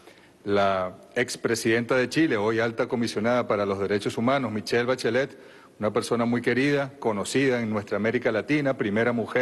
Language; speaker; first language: Spanish; native; Spanish